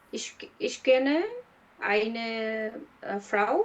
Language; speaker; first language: German; non-native, learner; Bangla